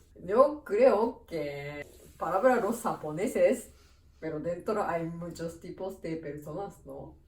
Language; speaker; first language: Spanish; non-native, fluent; Japanese